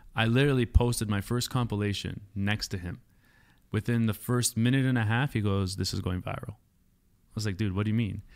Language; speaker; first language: English; native; English